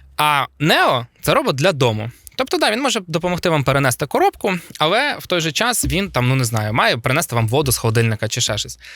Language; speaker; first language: Ukrainian; non-native, local second language; Russian